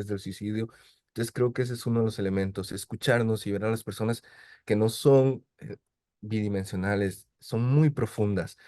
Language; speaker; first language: Spanish; native; Spanish